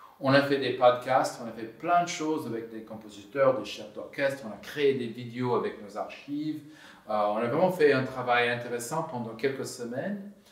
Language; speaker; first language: French; non-native, fluent; English